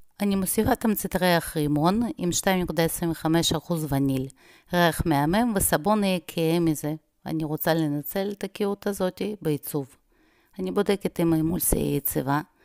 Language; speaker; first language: Hebrew; non-native, fluent; Russian